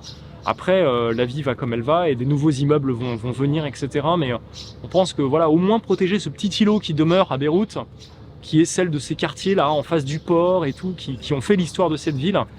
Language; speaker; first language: French; native; French